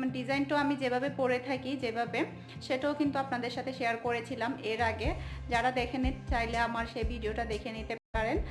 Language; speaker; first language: Bangla; non-native, local second language; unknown